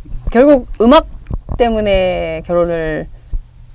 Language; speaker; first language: Korean; native; Korean